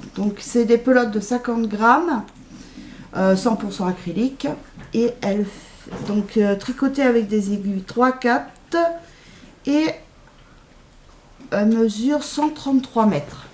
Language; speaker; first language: French; native; French